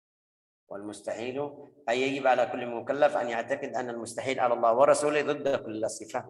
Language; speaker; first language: Arabic; native; Arabic